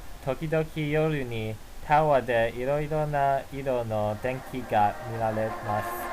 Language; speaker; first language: Japanese; non-native, learner; English